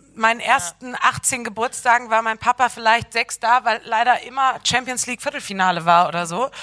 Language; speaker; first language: German; native; German